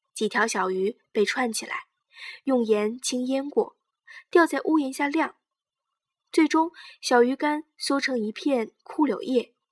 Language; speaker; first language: Chinese; native; Chinese